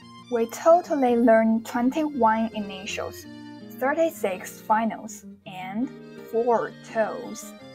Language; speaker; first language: English; non-native, fluent; Chinese